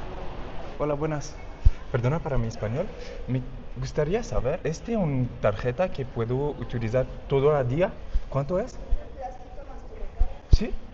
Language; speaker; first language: Spanish; non-native, learner; French